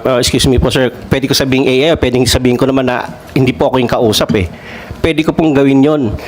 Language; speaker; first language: Filipino; non-native, local second language; Cebuano